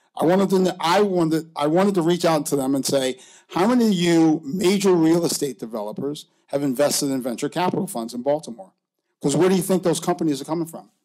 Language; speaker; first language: English; native; English